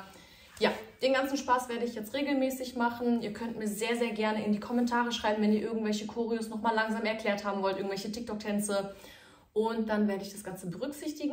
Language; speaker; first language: German; native; German